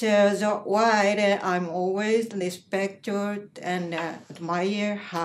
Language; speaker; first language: English; non-native, learner; Japanese